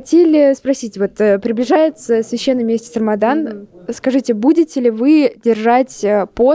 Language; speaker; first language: Russian; native; Russian